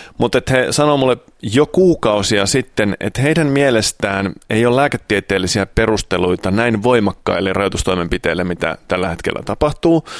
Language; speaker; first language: Finnish; early bilingual, other home language; Italian